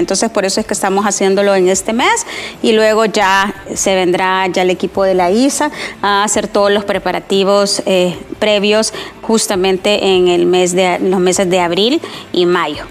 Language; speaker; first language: Spanish; native; Spanish